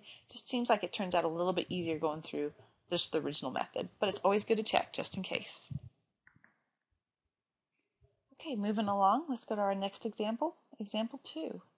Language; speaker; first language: English; native; English